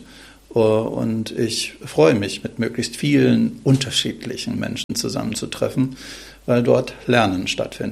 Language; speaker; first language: German; native; German